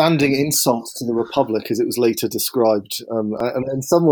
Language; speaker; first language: English; native; English